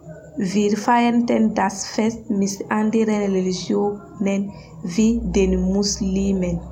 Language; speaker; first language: German; non-native, learner; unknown